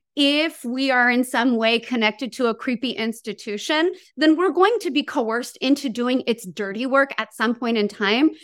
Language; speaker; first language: English; native; English